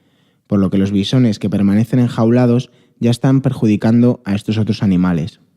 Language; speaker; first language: Spanish; native; Spanish